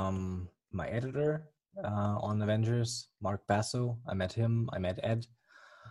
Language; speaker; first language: English; non-native, fluent; German